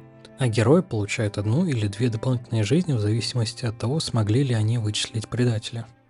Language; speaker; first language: Russian; native; Russian